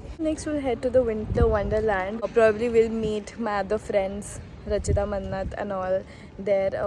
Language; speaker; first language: English; non-native, local second language; Hindi